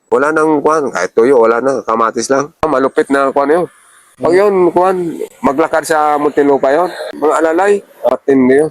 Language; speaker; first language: Filipino; non-native, local second language; Bikol